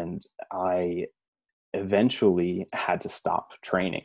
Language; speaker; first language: English; native; English